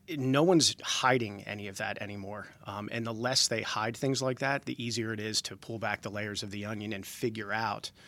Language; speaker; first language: English; native; English